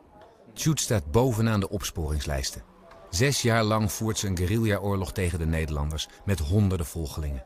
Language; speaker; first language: Dutch; native; Dutch